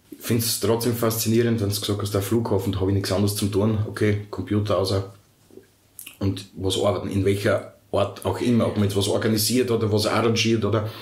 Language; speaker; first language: German; native; German